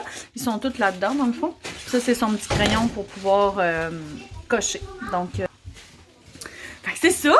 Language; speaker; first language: French; native; French